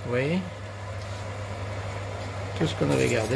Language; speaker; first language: French; native; French